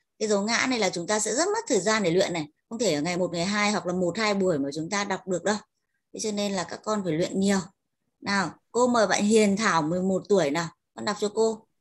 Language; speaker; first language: Vietnamese; native; Vietnamese